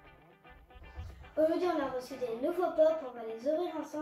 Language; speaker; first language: French; native; French